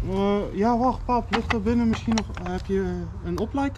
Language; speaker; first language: Dutch; native; Dutch